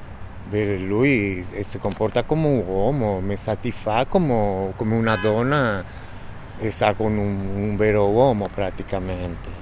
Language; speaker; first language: Italian; non-native, fluent; Spanish